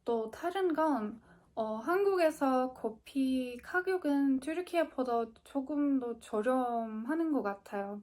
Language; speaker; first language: Korean; non-native, fluent; Turkish